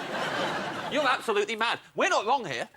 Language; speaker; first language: English; native; English